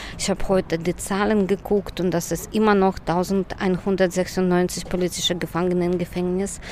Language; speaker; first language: German; non-native, fluent; Russian